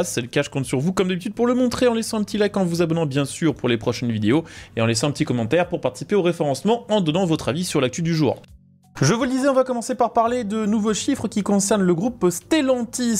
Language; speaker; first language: French; native; French